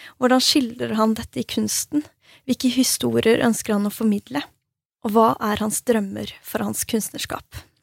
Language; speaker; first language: Norwegian; native; Norwegian